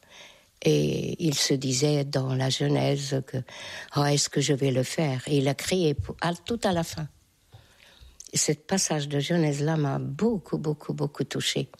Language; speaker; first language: French; non-native, fluent; Hungarian